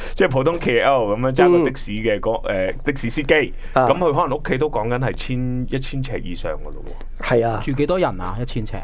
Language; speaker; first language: Cantonese; native; Cantonese